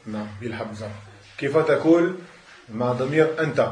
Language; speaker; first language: Arabic; non-native, fluent; French